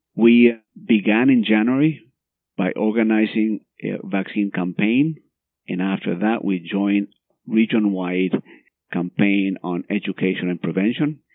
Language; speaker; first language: English; non-native, fluent; Spanish